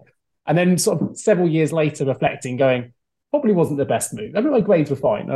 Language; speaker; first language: English; native; English